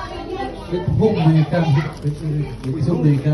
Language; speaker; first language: English; non-native, learner; Indonesian